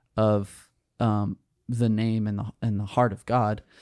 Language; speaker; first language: English; native; English